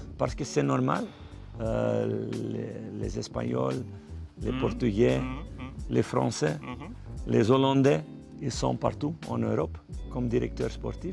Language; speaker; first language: French; non-native, fluent; Dutch